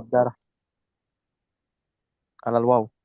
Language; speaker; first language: Arabic; non-native, learner; Indonesian